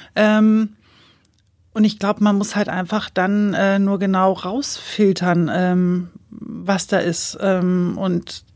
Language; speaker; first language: German; native; German